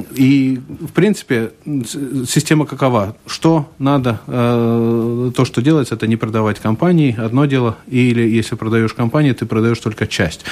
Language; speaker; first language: Russian; non-native, local second language; Latvian